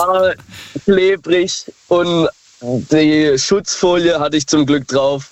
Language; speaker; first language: German; native; German